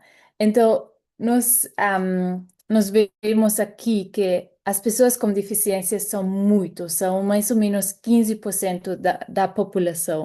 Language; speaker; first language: Portuguese; non-native, fluent; German